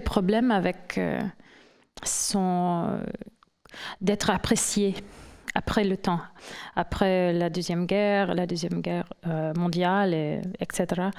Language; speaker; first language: French; non-native, fluent; English